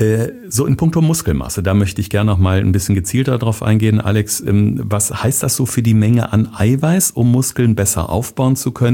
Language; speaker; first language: German; native; German